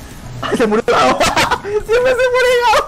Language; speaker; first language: Spanish; native; Spanish